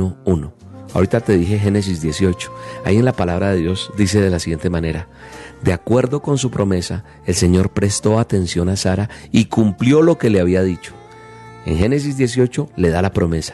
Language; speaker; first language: Spanish; native; Spanish